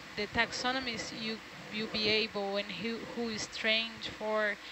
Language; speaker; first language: English; non-native, fluent; Portuguese